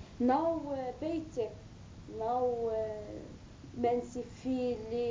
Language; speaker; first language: Dutch; non-native, learner; Arabic